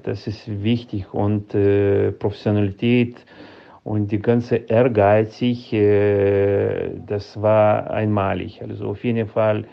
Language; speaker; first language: German; non-native, fluent; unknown